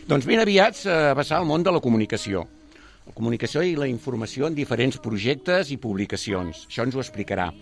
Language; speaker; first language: Catalan; native; Catalan